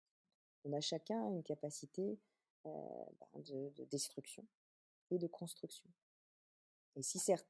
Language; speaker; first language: French; native; French